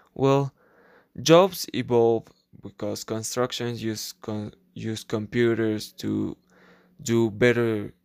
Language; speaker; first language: English; non-native, learner; Spanish